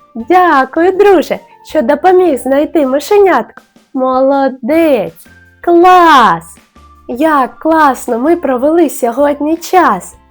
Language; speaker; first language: Ukrainian; native; Ukrainian